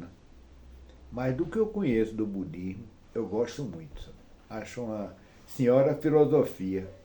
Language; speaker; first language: Portuguese; native; Portuguese